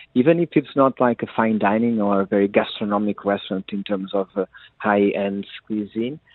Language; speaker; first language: English; non-native, fluent; Portuguese